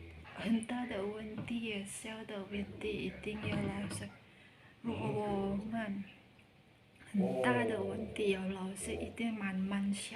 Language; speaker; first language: Chinese; non-native, learner; Indonesian